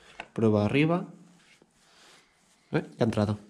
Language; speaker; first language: Spanish; native; Spanish